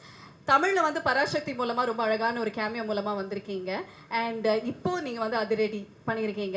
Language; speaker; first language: Tamil; native; Tamil